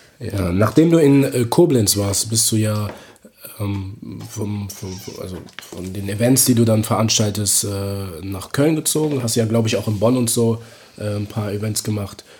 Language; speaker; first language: German; native; German